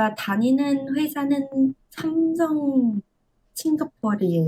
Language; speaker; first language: Korean; non-native, learner; English